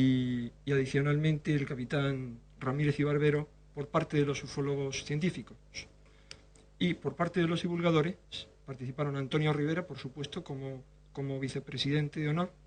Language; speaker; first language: Spanish; native; Spanish